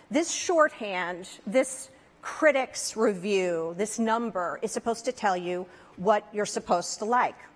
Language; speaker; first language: English; native; English